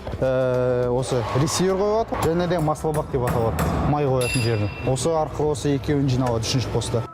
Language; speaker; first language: Kazakh; native; Kazakh